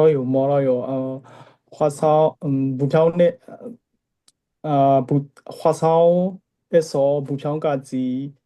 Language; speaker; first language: Korean; non-native, learner; Burmese